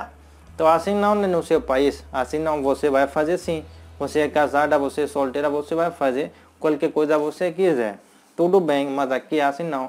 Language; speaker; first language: Portuguese; non-native, learner; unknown